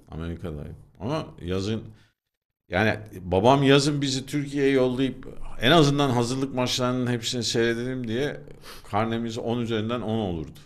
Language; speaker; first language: Turkish; native; Turkish